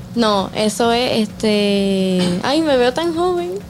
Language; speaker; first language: Spanish; native; Spanish